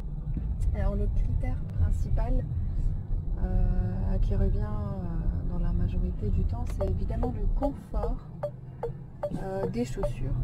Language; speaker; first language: French; native; French